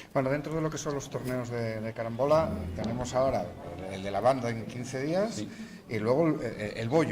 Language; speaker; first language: Spanish; native; Spanish